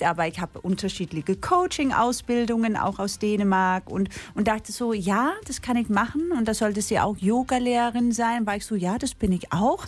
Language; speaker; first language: German; non-native, fluent; Danish